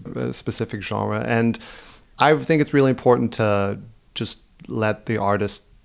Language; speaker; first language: English; non-native, fluent; German